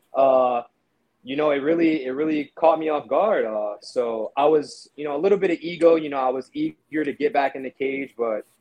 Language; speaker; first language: English; native; English